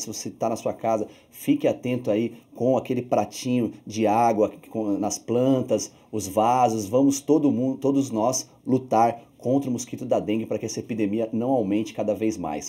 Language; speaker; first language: Portuguese; native; Portuguese